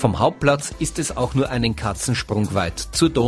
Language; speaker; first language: German; native; German